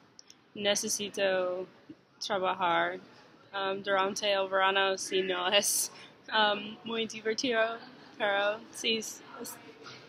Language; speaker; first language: Spanish; non-native, learner; English